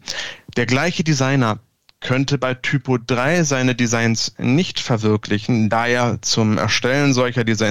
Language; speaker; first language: German; native; German